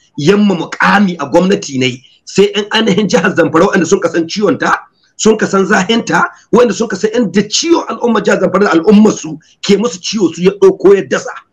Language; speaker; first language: Hausa; native; Hausa